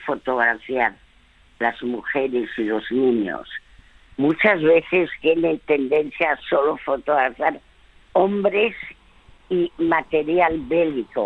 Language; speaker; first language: Spanish; early bilingual, other home language; French